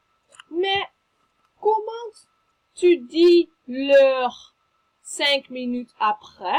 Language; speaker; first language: French; non-native, fluent; Dutch